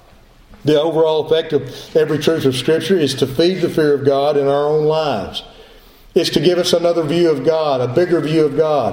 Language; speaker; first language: English; native; English